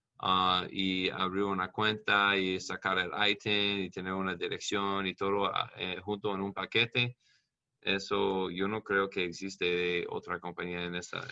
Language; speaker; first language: Spanish; non-native, learner; English